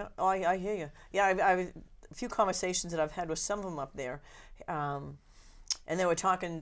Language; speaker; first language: English; native; English